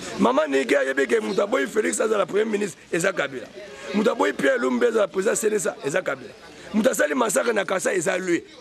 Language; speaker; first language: Lingala; native; Lingala